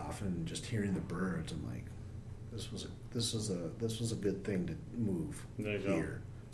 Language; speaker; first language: English; native; English